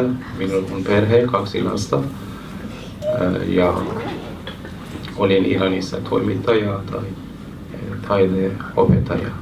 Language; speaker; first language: Finnish; non-native, learner; Persian